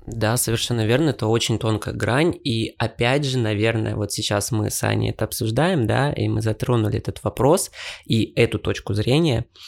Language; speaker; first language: Russian; native; Russian